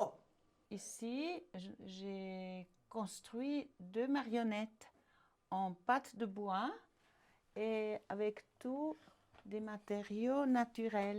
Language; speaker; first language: French; non-native, fluent; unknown